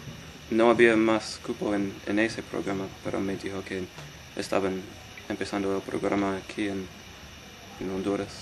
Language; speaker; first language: Spanish; non-native, fluent; English